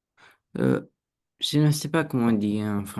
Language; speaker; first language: French; non-native, learner; Romanian